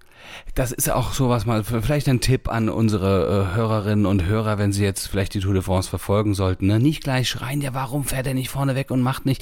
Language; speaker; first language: German; native; German